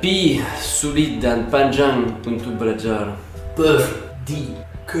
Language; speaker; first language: Indonesian; non-native, learner; French